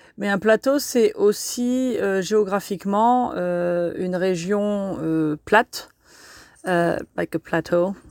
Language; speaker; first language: French; native; French